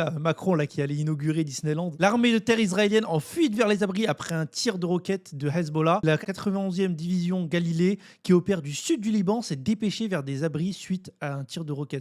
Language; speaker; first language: French; native; French